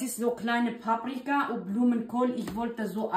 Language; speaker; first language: German; non-native, learner; Kurdish